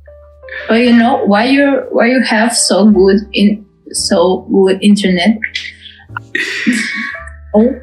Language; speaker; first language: English; non-native, fluent; Russian